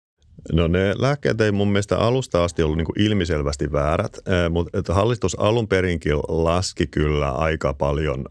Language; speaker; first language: Finnish; native; Finnish